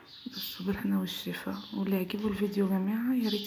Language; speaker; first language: Arabic; native; Arabic